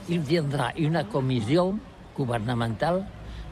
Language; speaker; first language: French; non-native, learner; Catalan